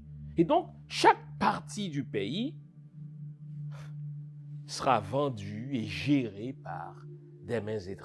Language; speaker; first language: French; non-native, local second language; Haitian Creole